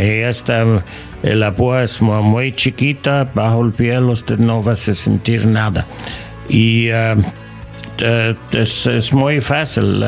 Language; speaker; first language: Spanish; non-native, fluent; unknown